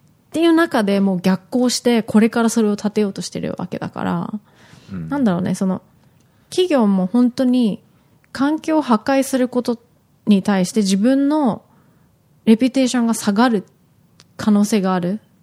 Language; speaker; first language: Japanese; native; Japanese